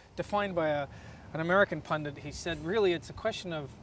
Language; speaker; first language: English; native; English